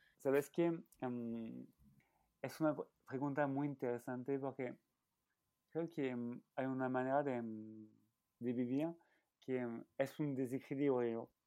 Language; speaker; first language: Spanish; non-native, learner; French